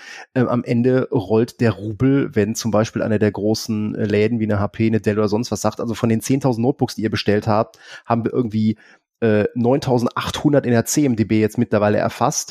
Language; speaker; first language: German; native; German